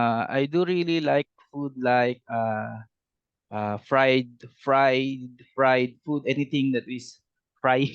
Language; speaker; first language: English; non-native, learner; Cebuano